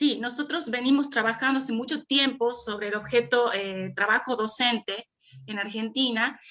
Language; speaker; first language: Spanish; native; Spanish